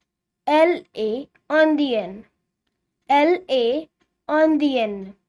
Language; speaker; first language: French; non-native, learner; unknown